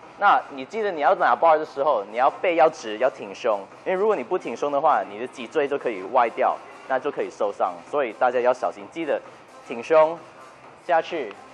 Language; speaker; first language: Chinese; early bilingual, heritage; Chinese